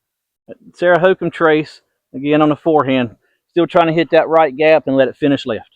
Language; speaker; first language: English; native; English